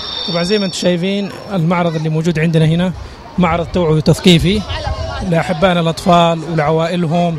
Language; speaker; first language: Arabic; native; Arabic